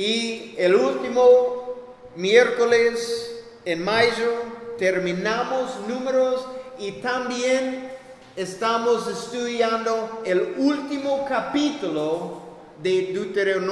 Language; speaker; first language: Spanish; non-native, fluent; English